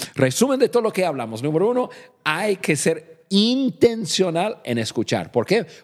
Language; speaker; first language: Spanish; non-native, fluent; English